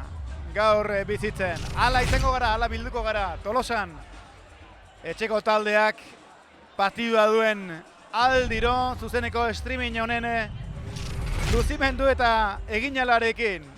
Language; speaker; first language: Basque; native; Basque